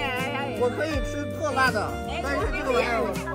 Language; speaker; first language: Chinese; non-native, fluent; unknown